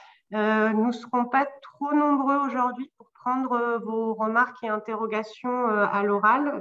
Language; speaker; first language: French; native; French